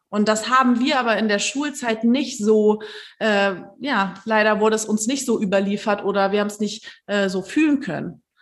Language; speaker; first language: German; early bilingual, other home language; Turkish